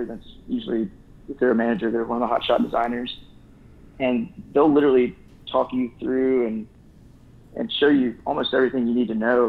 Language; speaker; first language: English; native; English